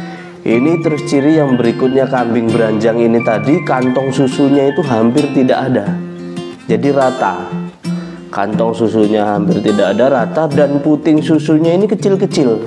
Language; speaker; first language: Indonesian; non-native, local second language; Javanese